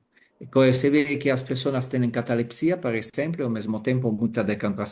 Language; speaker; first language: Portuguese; non-native, learner; Italian